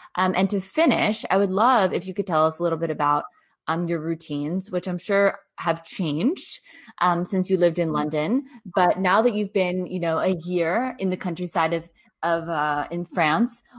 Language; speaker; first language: English; native; English